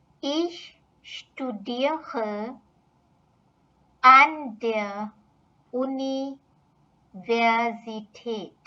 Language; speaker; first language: German; non-native, fluent; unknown